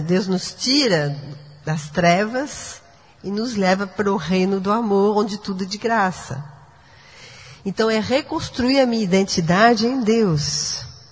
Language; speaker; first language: Portuguese; non-native, fluent; French